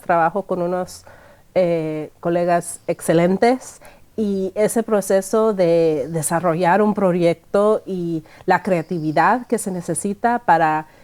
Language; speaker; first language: Spanish; early bilingual, heritage; Spanish